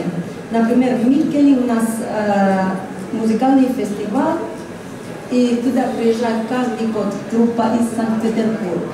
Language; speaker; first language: Russian; non-native, fluent; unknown